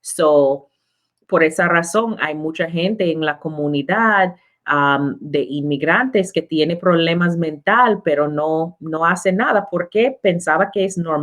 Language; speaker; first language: Spanish; non-native, learner; English